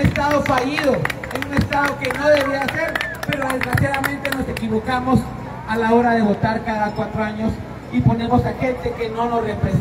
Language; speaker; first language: Spanish; native; Spanish